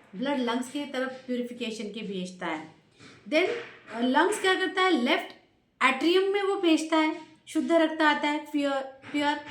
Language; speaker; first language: Hindi; non-native, local second language; Marathi